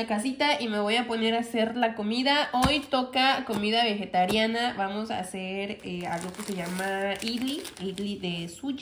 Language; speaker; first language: Spanish; native; Spanish